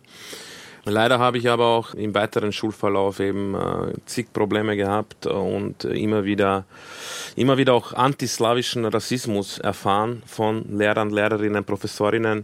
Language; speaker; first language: German; early bilingual, other home language; Croatian